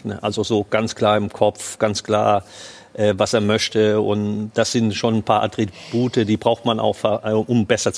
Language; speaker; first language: German; native; German